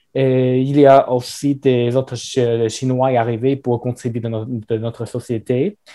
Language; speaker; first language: French; non-native, learner; Chinese